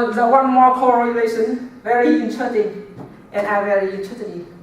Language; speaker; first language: English; non-native, learner; Vietnamese